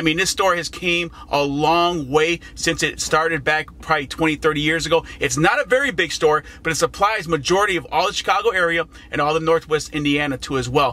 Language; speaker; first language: English; native; English